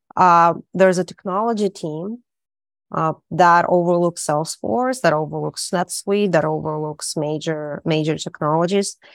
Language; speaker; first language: English; non-native, fluent; Russian